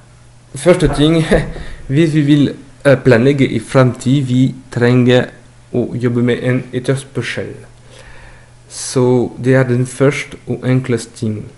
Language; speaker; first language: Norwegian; non-native, learner; French